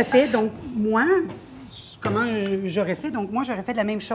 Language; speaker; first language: French; native; French